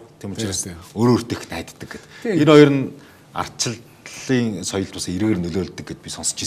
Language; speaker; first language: Mongolian; native; Mongolian